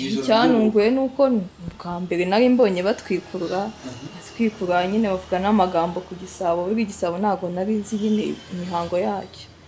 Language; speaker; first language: Kinyarwanda; native; Kinyarwanda